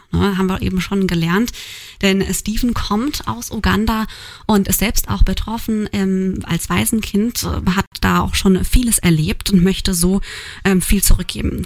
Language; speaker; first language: German; native; German